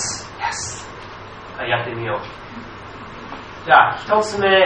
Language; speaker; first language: Japanese; non-native, fluent; English